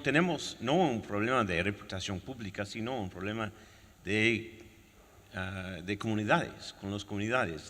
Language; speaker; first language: Spanish; non-native, fluent; French